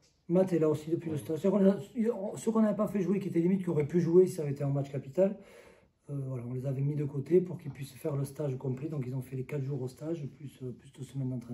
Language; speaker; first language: French; native; French